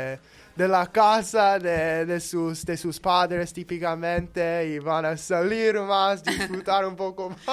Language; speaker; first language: Spanish; non-native, learner; English